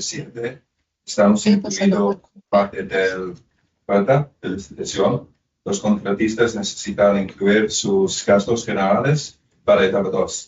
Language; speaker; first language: Spanish; non-native, fluent; English